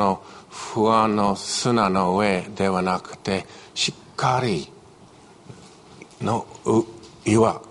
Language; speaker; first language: Japanese; non-native, fluent; English